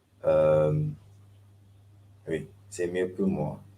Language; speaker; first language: French; non-native, learner; English